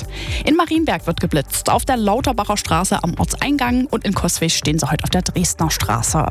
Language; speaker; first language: German; native; German